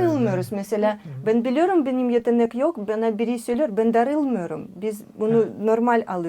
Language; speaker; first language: Turkish; non-native, learner; Russian